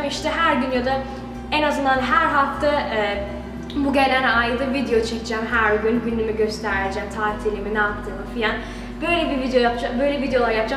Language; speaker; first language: Turkish; early bilingual, heritage; Turkish